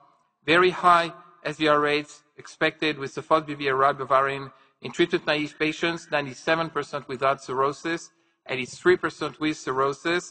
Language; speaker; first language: English; non-native, fluent; French